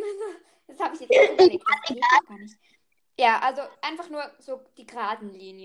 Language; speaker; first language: German; native; German